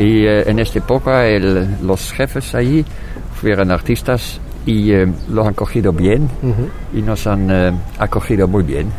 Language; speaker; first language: Spanish; non-native, fluent; Dutch